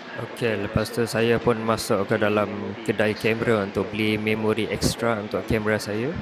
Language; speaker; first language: Malay; non-native, fluent; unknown